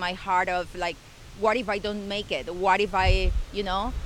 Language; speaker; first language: English; non-native, fluent; Spanish